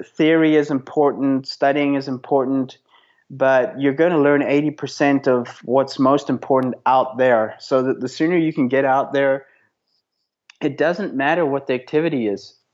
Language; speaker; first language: English; native; English